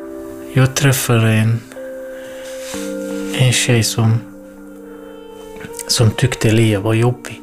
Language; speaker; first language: Swedish; non-native, learner; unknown